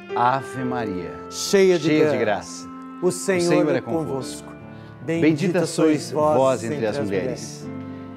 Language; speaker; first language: Portuguese; native; Portuguese